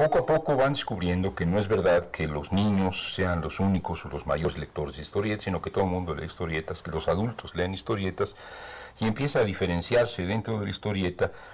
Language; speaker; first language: Spanish; native; Spanish